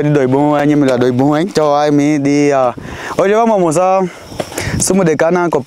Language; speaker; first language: Vietnamese; non-native, learner; Portuguese